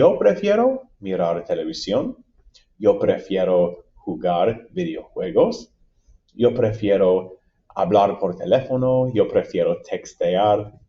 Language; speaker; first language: Spanish; non-native, fluent; English